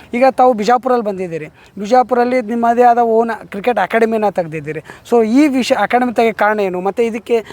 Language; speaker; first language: Kannada; native; Kannada